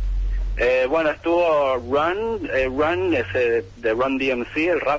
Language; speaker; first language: Spanish; native; Spanish